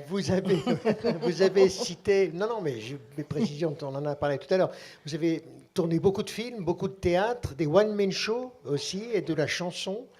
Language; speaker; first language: French; native; French